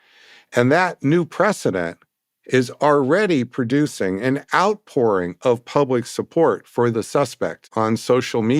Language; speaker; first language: English; native; English